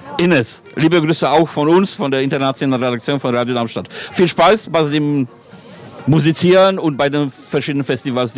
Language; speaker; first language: German; non-native, fluent; Polish